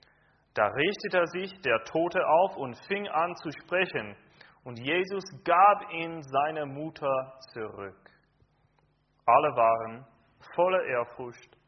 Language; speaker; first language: German; non-native, fluent; English